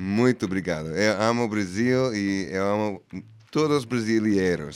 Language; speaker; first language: Portuguese; non-native, learner; English